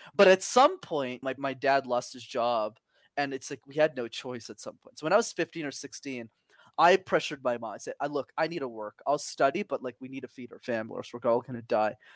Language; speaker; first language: English; early bilingual, other home language; Tamil